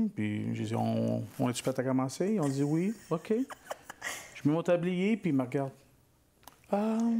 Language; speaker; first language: French; native; French